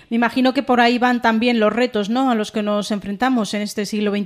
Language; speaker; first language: Spanish; native; Spanish